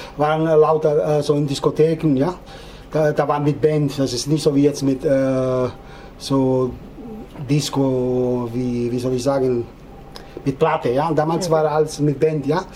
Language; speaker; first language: German; non-native, fluent; Italian